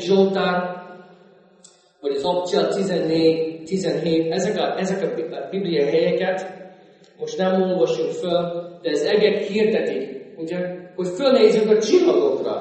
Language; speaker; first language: Hungarian; non-native, fluent; English